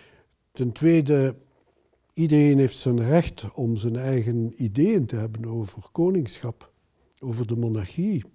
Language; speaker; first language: Dutch; non-native, local second language; French